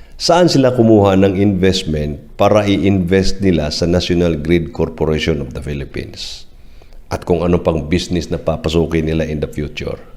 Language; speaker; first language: Filipino; non-native, local second language; Cebuano